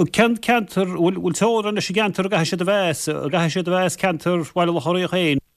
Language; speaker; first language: Irish; native; Irish